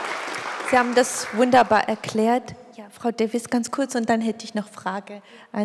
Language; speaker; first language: German; non-native, fluent; Georgian